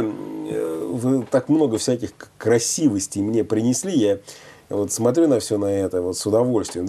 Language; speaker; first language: Russian; native; Russian